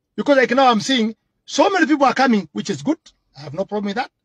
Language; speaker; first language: English; non-native, local second language; Swahili